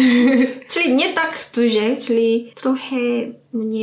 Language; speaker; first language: Polish; non-native, learner; Korean